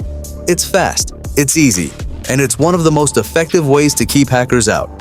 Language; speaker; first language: English; native; English